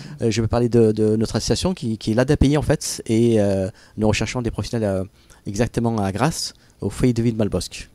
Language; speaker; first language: French; non-native, fluent; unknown